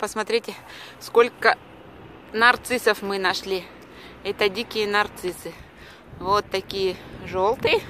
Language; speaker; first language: Russian; native; Russian